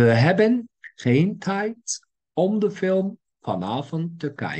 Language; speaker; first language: Dutch; non-native, fluent; Turkish